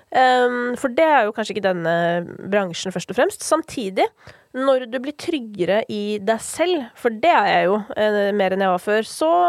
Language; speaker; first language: Norwegian; native; Norwegian